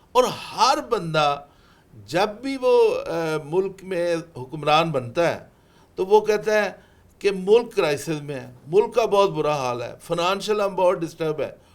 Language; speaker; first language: Urdu; non-native, local second language; Punjabi